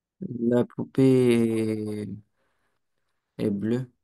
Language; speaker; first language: French; non-native, learner; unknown